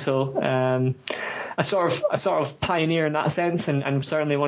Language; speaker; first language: English; native; English